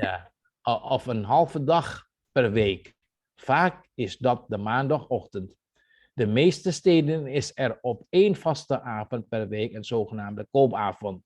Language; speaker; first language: Dutch; non-native, fluent; Indonesian